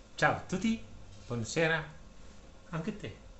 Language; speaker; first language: Italian; non-native, learner; Filipino